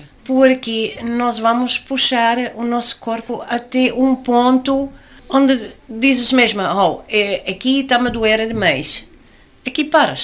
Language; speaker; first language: Portuguese; non-native, learner; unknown